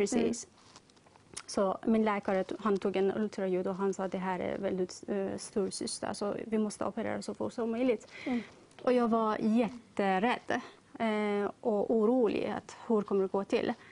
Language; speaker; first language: Swedish; non-native, learner; Persian